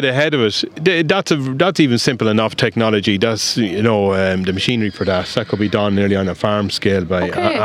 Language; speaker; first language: English; native; English